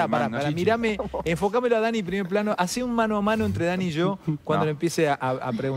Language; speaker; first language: Spanish; native; Spanish